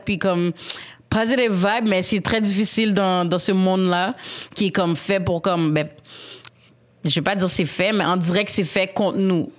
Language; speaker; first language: French; early bilingual, other home language; Haitian Creole